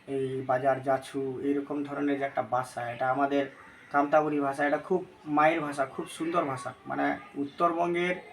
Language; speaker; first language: Bangla; non-native, local second language; Rangpuri